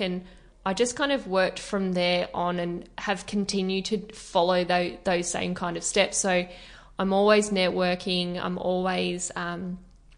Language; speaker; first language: English; native; English